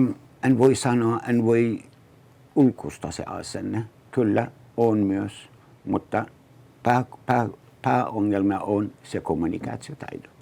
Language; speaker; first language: Finnish; non-native, learner; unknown